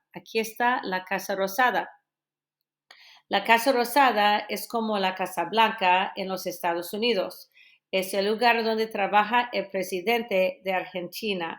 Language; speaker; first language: Spanish; non-native, fluent; English